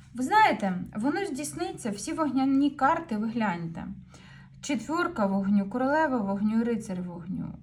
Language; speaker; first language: Ukrainian; non-native, local second language; Russian